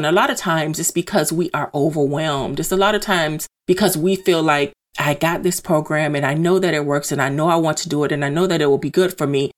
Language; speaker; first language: English; native; English